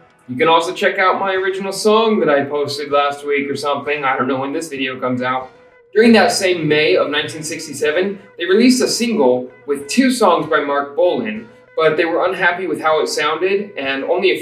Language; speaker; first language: English; native; English